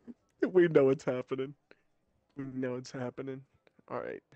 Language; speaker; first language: English; native; English